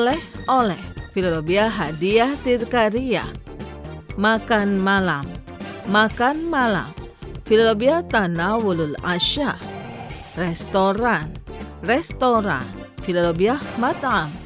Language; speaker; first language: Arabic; non-native, fluent; Indonesian